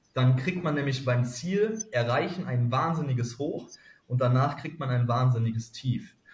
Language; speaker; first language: German; native; German